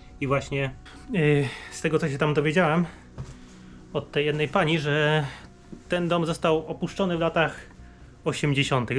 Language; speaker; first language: Polish; native; Polish